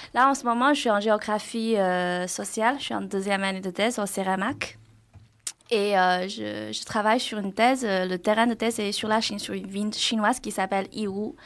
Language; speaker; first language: French; non-native, fluent; Chinese